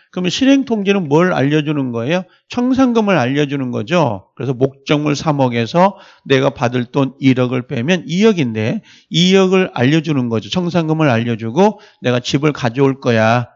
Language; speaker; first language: Korean; native; Korean